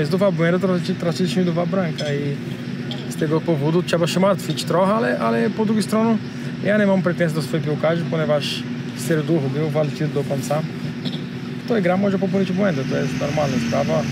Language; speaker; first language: Polish; non-native, learner; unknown